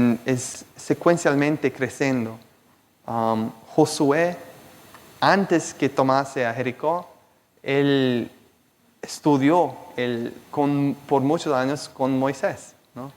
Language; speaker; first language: Spanish; non-native, fluent; Portuguese